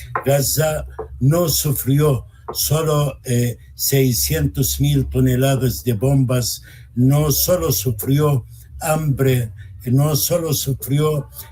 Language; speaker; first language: Spanish; non-native, fluent; Arabic